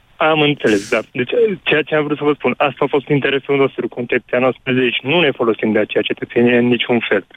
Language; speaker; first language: Romanian; non-native, local second language; Hungarian